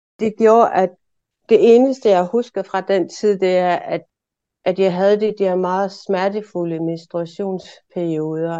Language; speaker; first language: Danish; non-native, local second language; Kalaallisut